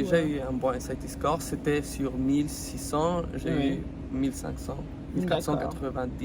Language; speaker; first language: French; non-native, fluent; Spanish